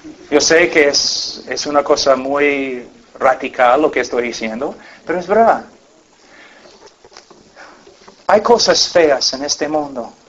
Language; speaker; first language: Spanish; non-native, fluent; English